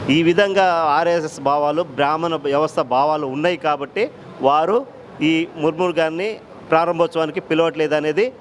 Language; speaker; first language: Telugu; non-native, local second language; Lambadi